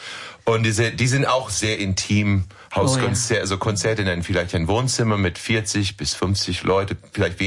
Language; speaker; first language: German; non-native, fluent; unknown